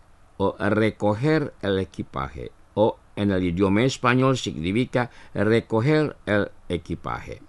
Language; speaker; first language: Spanish; non-native, fluent; Indonesian